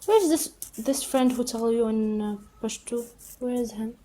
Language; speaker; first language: English; non-native, learner; Arabic